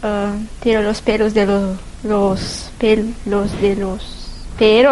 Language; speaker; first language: Spanish; non-native, learner; Portuguese